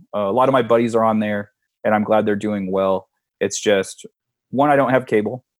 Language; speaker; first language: English; native; English